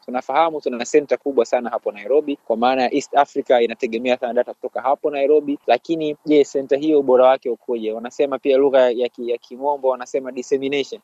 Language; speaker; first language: Swahili; native; Swahili